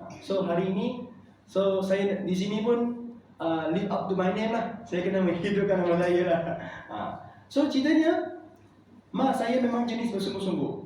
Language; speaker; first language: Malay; non-native, local second language; Chinese